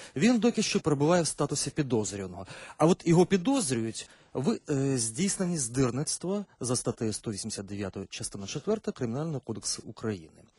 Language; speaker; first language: Ukrainian; native; Ukrainian